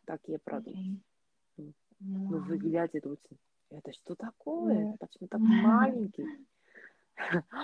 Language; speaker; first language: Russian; non-native, learner; Korean